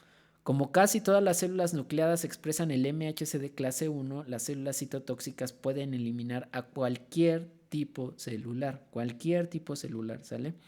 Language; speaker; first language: Spanish; native; Spanish